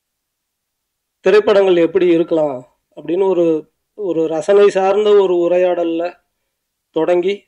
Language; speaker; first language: Tamil; native; Tamil